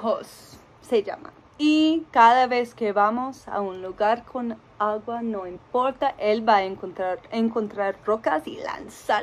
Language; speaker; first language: Spanish; non-native, fluent; English